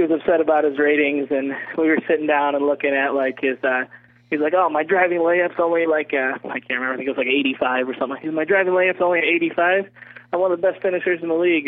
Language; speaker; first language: English; native; English